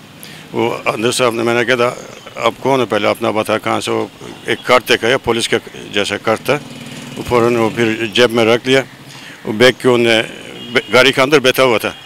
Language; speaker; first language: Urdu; non-native, learner; Turkish